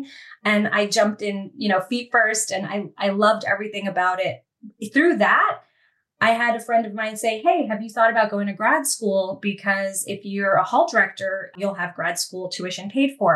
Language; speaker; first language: English; native; English